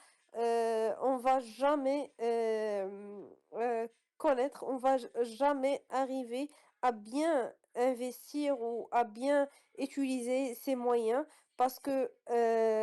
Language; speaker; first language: French; non-native, local second language; Arabic